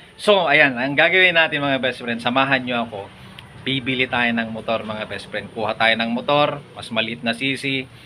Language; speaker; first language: Filipino; non-native, local second language; Iloko